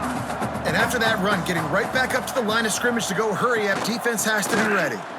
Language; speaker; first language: English; native; English